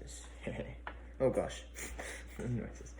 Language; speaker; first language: Spanish; non-native, learner; English